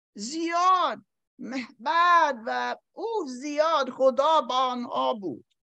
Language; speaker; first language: Persian; non-native, learner; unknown